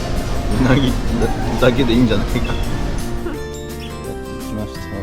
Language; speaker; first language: Japanese; native; Japanese